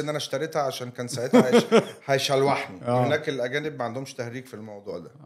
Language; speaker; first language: Arabic; native; Arabic